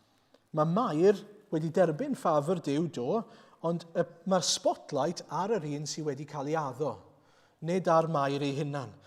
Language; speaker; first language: Welsh; native; Welsh